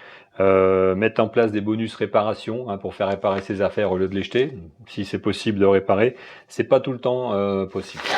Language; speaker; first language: French; native; French